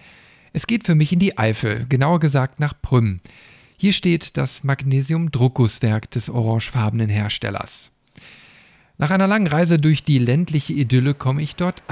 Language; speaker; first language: German; native; German